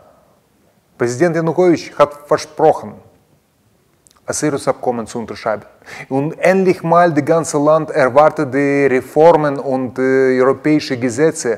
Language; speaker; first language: German; non-native, learner; Russian